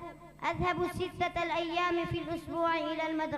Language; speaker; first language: Arabic; non-native, learner; Pashto